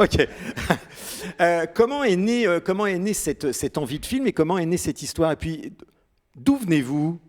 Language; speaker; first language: French; native; French